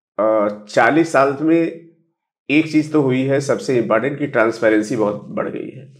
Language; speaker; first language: Hindi; native; Hindi